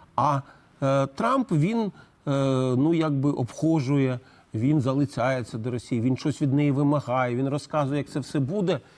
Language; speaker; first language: Ukrainian; native; Ukrainian